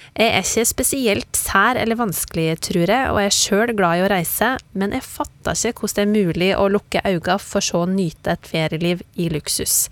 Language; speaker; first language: Norwegian; native; Norwegian